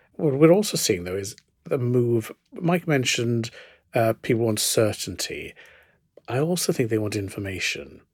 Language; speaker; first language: English; native; English